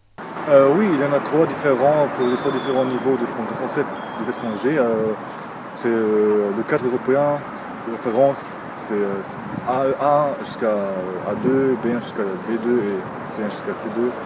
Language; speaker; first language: French; non-native, fluent; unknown